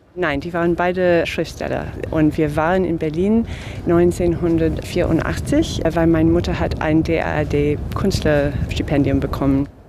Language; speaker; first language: German; non-native, fluent; English